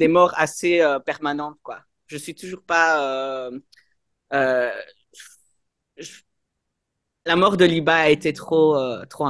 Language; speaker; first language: French; native; French